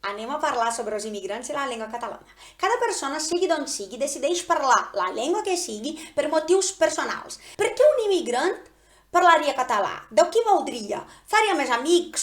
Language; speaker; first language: Catalan; non-native, fluent; Portuguese